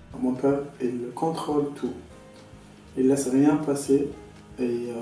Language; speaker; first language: French; non-native, local second language; Arabic